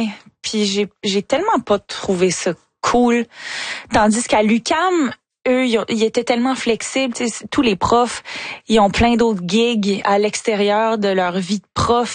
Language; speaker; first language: French; native; French